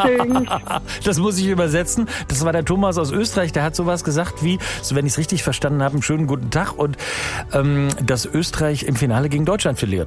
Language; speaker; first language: German; native; German